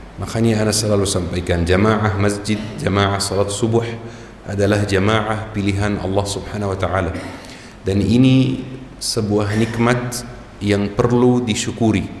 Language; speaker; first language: Indonesian; non-native, fluent; Arabic